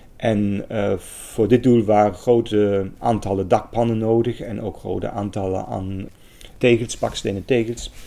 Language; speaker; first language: Dutch; non-native, fluent; German